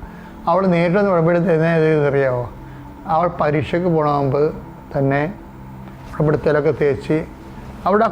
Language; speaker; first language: Malayalam; native; Malayalam